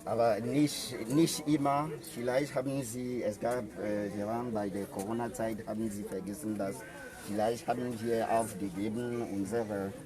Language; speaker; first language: German; non-native, learner; French